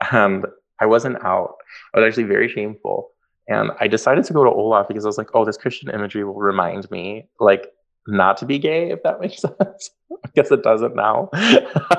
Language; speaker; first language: English; native; English